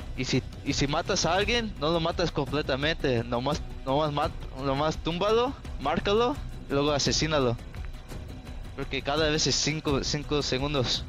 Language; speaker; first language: Spanish; early bilingual, heritage; English